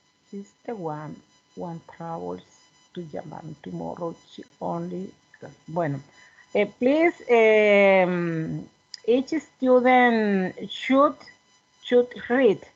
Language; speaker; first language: English; non-native, learner; Spanish